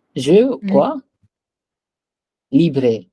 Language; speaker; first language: French; non-native, fluent; Hindi